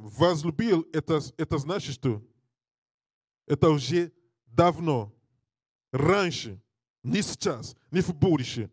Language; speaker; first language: Russian; non-native, learner; English